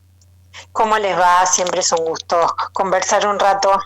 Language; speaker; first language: Spanish; native; Spanish